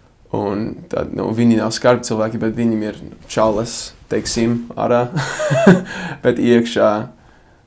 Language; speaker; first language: Latvian; non-native, fluent; English